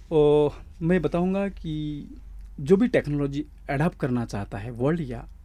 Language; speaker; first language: Hindi; non-native, local second language; Marathi